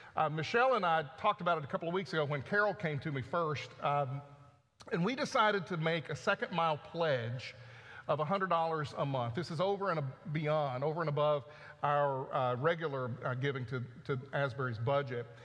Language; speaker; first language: English; native; English